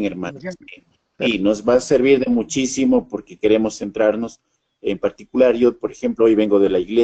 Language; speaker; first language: Spanish; native; Spanish